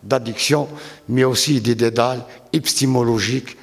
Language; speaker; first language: French; non-native, local second language; Arabic